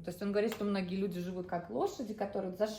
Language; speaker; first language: Russian; native; Russian